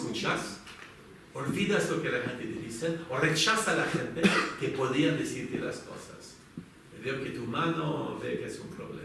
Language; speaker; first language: Spanish; non-native, fluent; French